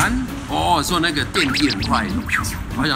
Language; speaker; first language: Chinese; non-native, fluent; German